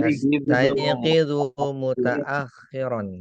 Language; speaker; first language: Arabic; non-native, learner; Indonesian